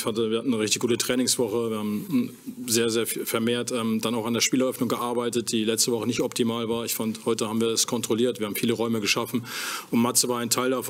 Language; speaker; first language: German; native; German